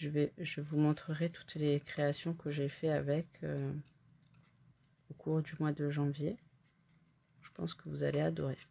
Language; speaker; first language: French; native; French